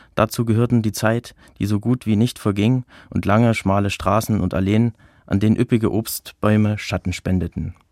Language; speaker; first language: German; native; German